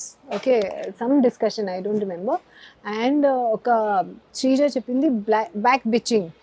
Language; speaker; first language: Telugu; non-native, learner; Hindi